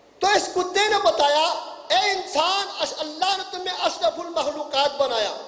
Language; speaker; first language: Urdu; non-native, local second language; Punjabi